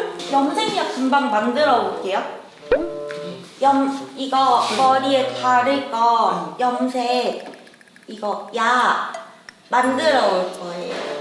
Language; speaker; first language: Korean; native; Korean